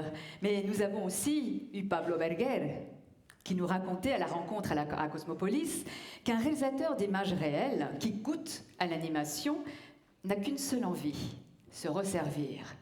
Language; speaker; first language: French; native; French